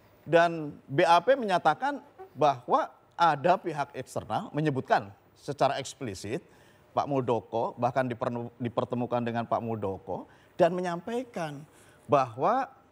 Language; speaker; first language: Indonesian; native; Indonesian